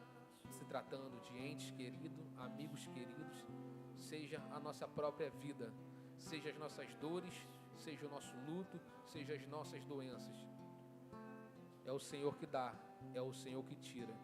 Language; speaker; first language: Portuguese; native; Portuguese